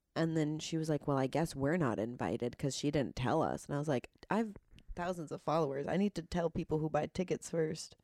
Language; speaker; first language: English; native; English